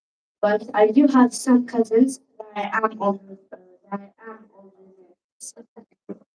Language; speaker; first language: English; non-native, learner; Arabic